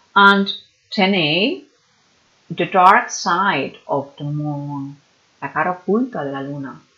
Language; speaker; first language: English; non-native, fluent; Catalan